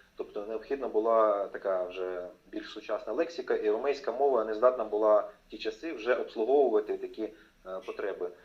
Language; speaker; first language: Ukrainian; non-native, local second language; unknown